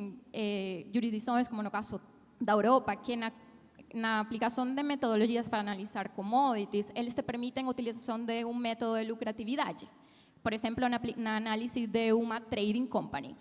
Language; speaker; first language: Portuguese; non-native, fluent; Spanish